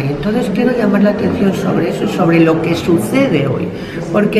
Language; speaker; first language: Spanish; native; Spanish